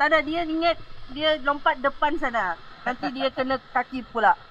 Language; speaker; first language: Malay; non-native, local second language; Tamil